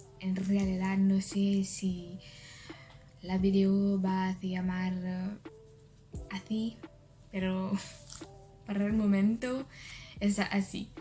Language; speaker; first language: Spanish; non-native, learner; French